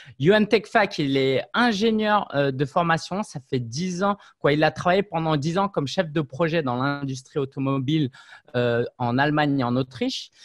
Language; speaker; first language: French; native; French